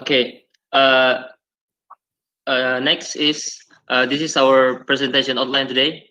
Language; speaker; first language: English; non-native, fluent; Indonesian